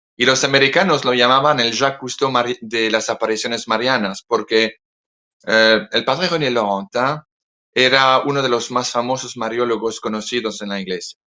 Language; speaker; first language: Spanish; non-native, fluent; French